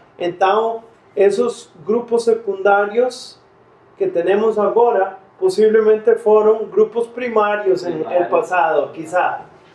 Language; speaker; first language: Spanish; non-native, fluent; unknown